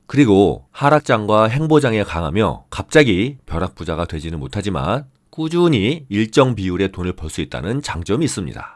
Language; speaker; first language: Korean; native; Korean